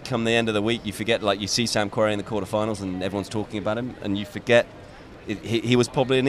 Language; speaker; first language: English; native; English